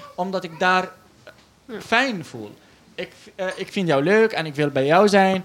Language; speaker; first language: Dutch; non-native, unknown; Arabic